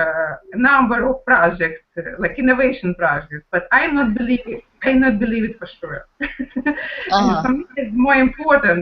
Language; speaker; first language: English; non-native, learner; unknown